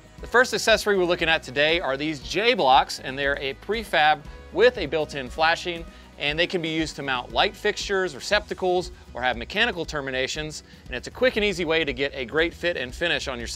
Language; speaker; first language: English; native; English